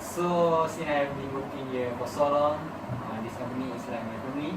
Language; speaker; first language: English; non-native, learner; Malay